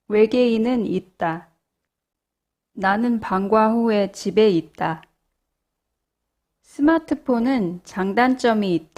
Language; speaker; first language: Korean; non-native, fluent; English